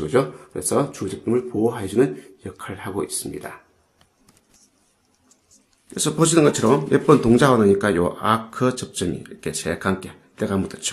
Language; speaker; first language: Korean; native; Korean